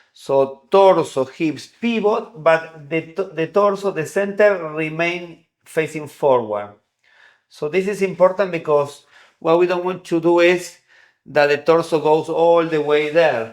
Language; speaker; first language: English; non-native, fluent; Spanish